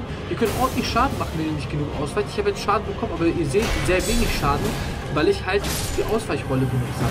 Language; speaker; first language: German; native; German